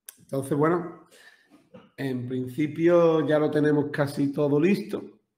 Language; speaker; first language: Spanish; native; Spanish